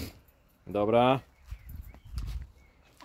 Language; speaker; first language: Polish; native; Polish